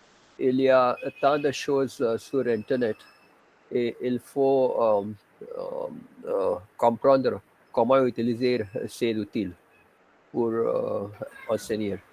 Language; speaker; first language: French; non-native, fluent; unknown